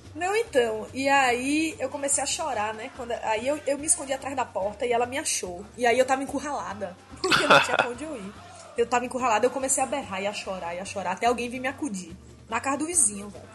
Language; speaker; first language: Portuguese; native; Portuguese